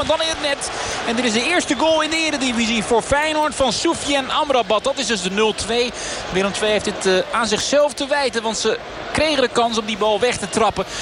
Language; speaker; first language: Dutch; native; Dutch